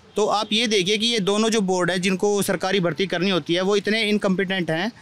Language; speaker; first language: Hindi; native; Hindi